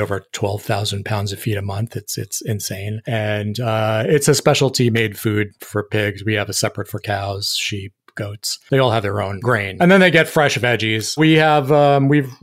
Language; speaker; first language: English; native; English